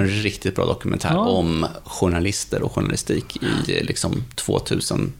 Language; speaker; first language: Swedish; native; Swedish